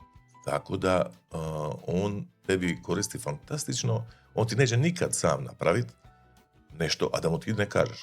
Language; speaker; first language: Bosnian; native; Bosnian